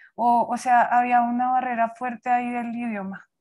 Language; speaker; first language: Spanish; native; Spanish